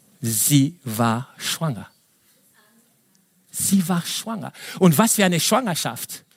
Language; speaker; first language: German; non-native, fluent; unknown